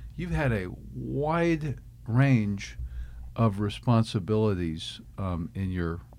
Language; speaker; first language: English; native; English